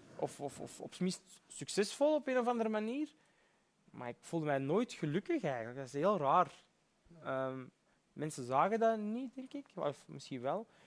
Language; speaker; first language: Dutch; early bilingual, other home language; Berber languages